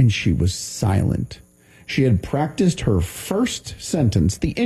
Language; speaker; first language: English; native; English